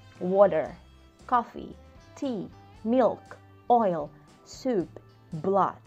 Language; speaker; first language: English; non-native, fluent; Indonesian